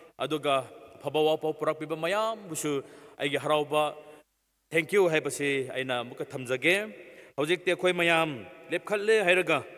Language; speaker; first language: Manipuri; non-native, local second language; Tangkhul Naga (India)